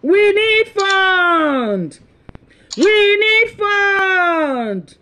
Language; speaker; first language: English; non-native, local second language; Yoruba